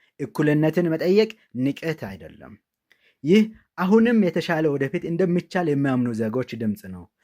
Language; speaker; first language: Amharic; non-native, local second language; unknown